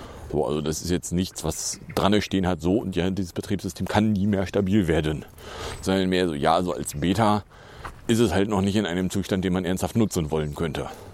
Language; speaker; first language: German; native; German